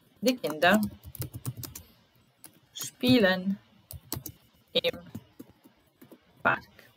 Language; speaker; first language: German; non-native, fluent; Serbian